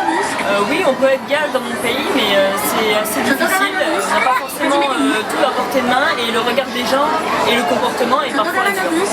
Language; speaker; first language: French; native; French